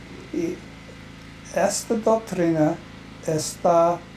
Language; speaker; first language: Spanish; non-native, learner; English